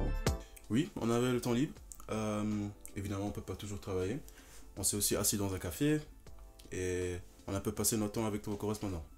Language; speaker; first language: French; non-native, fluent; German